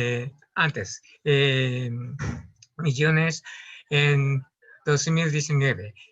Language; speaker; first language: Spanish; non-native, learner; Japanese